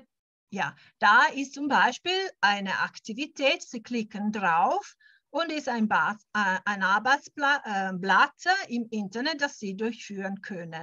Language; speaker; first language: German; early bilingual, heritage; German